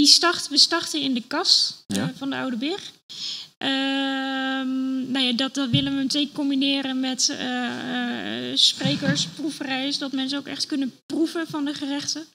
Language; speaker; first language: Dutch; native; Dutch